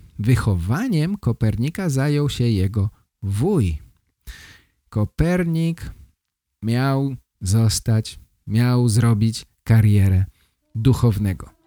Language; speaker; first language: Polish; native; Polish